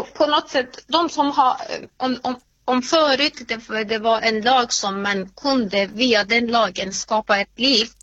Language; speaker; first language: Swedish; non-native, fluent; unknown